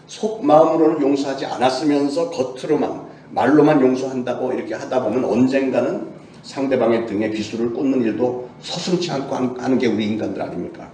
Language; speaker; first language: Korean; native; Korean